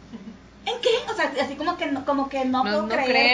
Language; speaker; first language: Spanish; native; Spanish